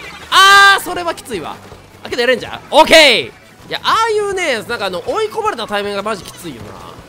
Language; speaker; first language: Japanese; native; Japanese